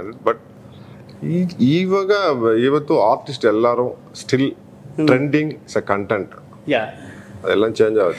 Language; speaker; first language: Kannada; non-native, learner; Tamil